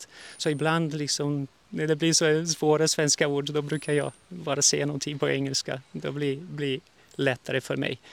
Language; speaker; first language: Swedish; early bilingual, heritage; Portuguese